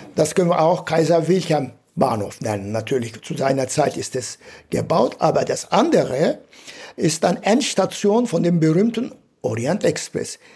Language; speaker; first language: German; non-native, fluent; Turkish